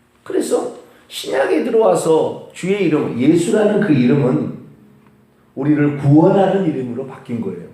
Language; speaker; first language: Korean; native; Korean